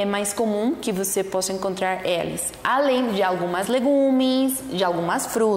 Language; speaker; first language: Portuguese; non-native, learner; Spanish